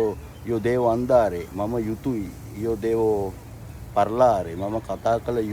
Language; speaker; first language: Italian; non-native, fluent; Sinhala